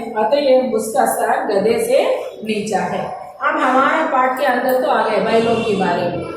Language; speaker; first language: Hindi; non-native, local second language; Telugu